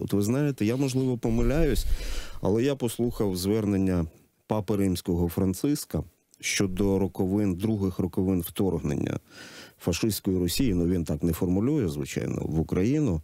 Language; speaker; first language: Ukrainian; native; Ukrainian